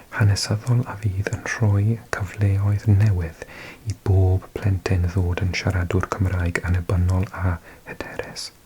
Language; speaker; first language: Welsh; non-native, learner; English